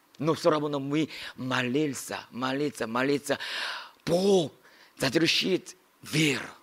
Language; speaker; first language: Russian; non-native, learner; Korean